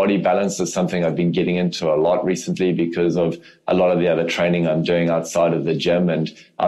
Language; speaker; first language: English; native; English